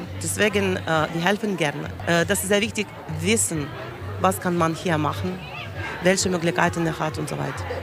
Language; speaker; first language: German; non-native, learner; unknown